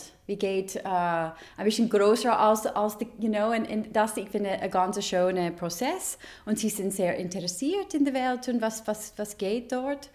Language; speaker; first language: German; non-native, fluent; English